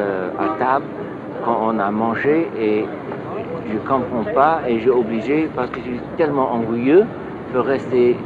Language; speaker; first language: French; non-native, fluent; English